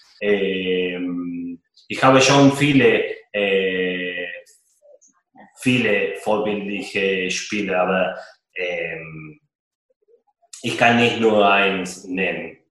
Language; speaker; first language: German; non-native, fluent; Spanish